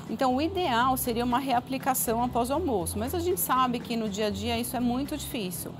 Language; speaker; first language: Portuguese; native; Portuguese